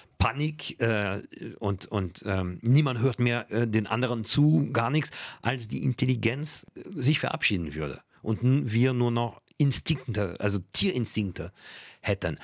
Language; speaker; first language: German; non-native, fluent; French